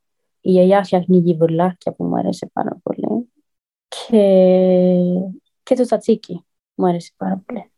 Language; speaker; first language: Greek; early bilingual, heritage; Greek